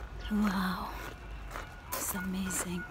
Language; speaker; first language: English; non-native, learner; Filipino